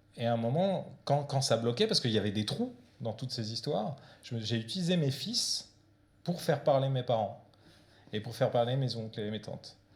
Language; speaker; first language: French; early bilingual, other home language; Portuguese